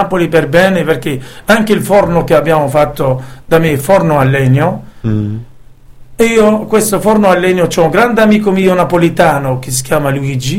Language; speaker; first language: Italian; non-native, learner; Arabic